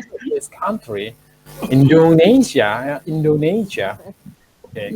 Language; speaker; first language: English; non-native, fluent; Indonesian